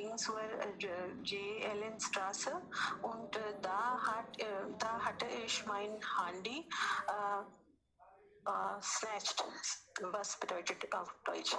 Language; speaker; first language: German; non-native, learner; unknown